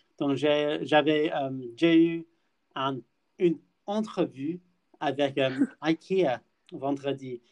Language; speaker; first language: French; non-native, learner; English